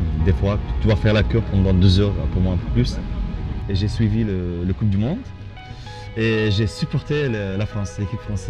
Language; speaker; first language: French; non-native, fluent; Arabic